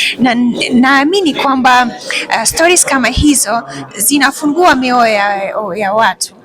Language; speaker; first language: Swahili; non-native, fluent; Russian